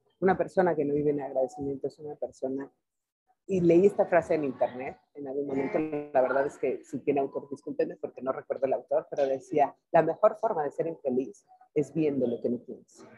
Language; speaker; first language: Spanish; native; Spanish